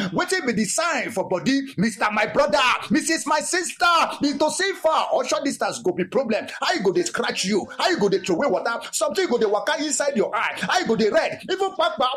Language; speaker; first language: Nigerian Pidgin; non-native, local second language; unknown